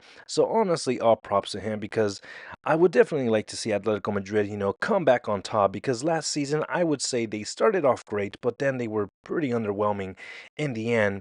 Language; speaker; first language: English; native; English